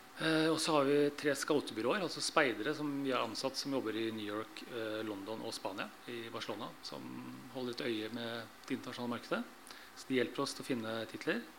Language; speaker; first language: Norwegian; native; Norwegian